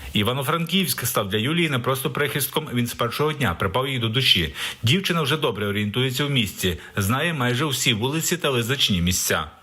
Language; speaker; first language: Ukrainian; native; Ukrainian